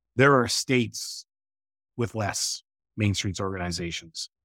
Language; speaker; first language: English; native; English